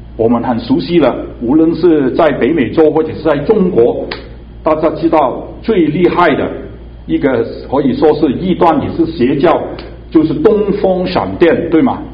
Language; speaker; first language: Chinese; non-native, local second language; Cantonese